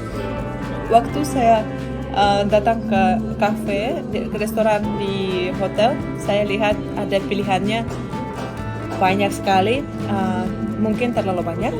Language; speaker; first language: Indonesian; non-native, fluent; Russian